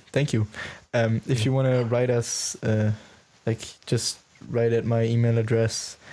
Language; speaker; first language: English; non-native, fluent; German